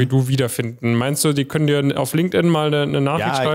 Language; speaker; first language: German; native; German